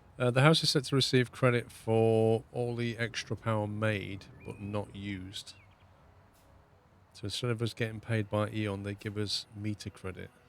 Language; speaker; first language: English; native; English